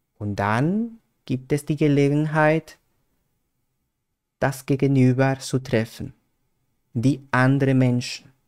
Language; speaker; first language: German; non-native, fluent; Spanish